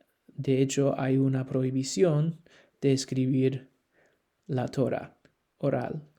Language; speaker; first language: Spanish; non-native, fluent; English